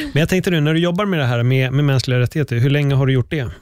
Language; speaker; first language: Swedish; native; Swedish